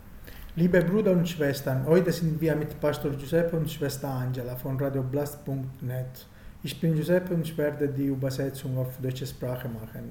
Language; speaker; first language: German; non-native, fluent; Italian